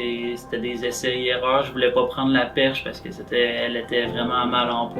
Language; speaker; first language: French; native; French